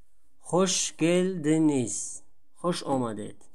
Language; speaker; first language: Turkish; non-native, fluent; Tajik